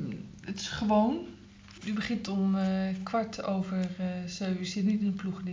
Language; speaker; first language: Dutch; native; Dutch